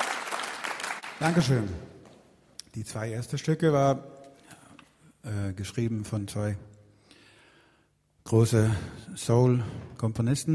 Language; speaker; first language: German; non-native, fluent; Swedish